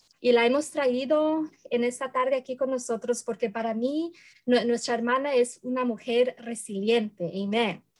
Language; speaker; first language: Spanish; early bilingual, heritage; Spanish